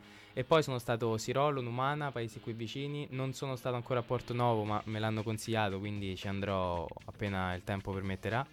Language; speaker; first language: Italian; native; Italian